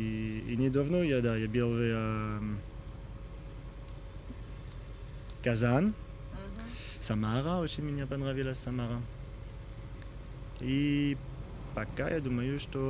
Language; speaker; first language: Russian; non-native, learner; French